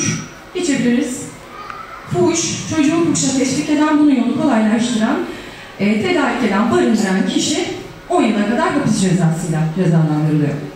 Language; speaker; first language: Turkish; native; Turkish